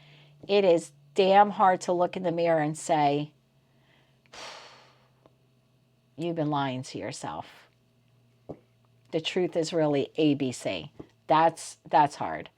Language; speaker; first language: English; native; English